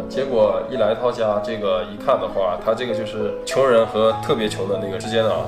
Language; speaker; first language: Chinese; native; Chinese